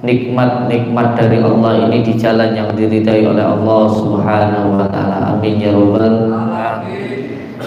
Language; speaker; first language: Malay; non-native, local second language; Javanese